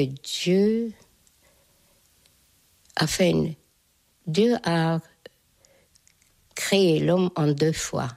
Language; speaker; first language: French; non-native, fluent; Hungarian